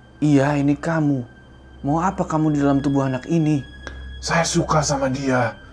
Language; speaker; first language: Indonesian; native; Indonesian